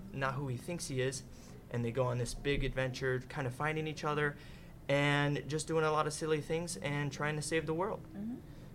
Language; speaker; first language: English; native; English